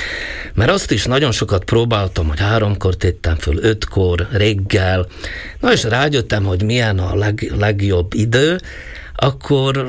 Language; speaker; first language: Hungarian; non-native, local second language; Slovak